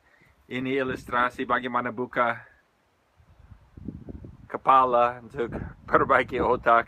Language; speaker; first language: Indonesian; non-native, fluent; English